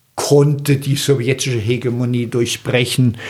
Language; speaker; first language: German; native; German